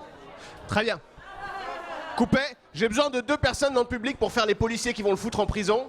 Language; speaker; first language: French; native; French